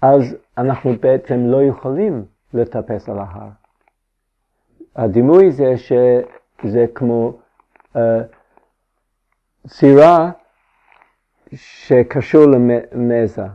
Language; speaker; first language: Hebrew; non-native, fluent; English